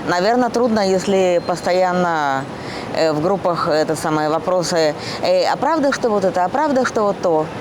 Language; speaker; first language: Russian; native; Russian